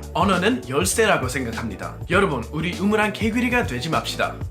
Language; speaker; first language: Korean; non-native, fluent; English